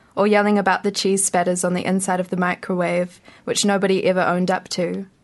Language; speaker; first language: English; native; English